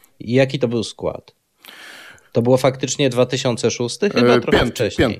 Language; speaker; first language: Polish; native; Polish